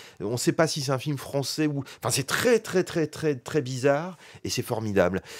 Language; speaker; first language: French; native; French